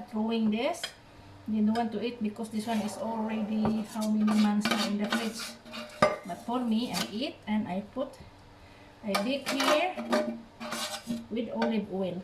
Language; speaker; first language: English; non-native, learner; Cebuano